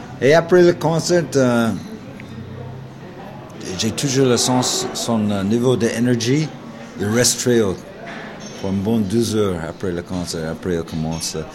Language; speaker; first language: French; non-native, learner; English